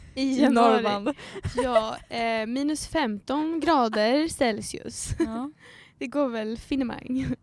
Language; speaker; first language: Swedish; native; Swedish